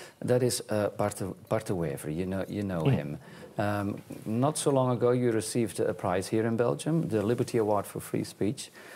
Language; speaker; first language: English; non-native, fluent; Dutch